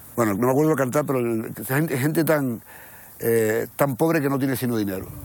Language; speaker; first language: Spanish; native; Spanish